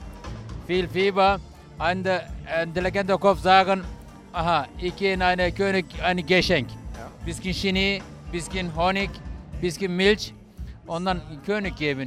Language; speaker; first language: German; non-native, learner; Turkish